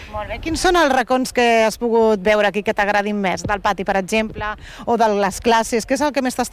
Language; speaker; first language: Catalan; native; Catalan